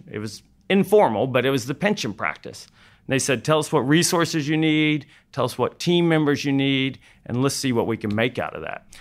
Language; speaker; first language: English; native; English